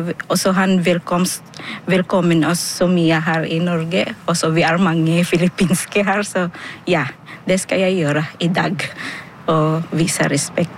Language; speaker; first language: Norwegian; non-native, fluent; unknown